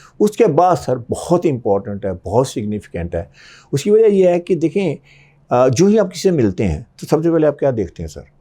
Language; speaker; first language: Urdu; native; Urdu